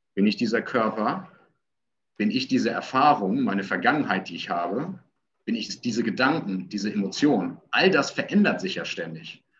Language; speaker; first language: German; native; German